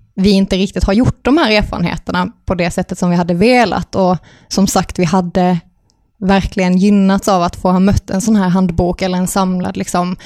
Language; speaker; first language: Swedish; native; Swedish